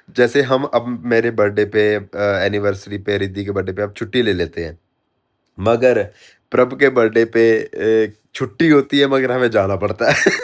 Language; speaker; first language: Hindi; native; Hindi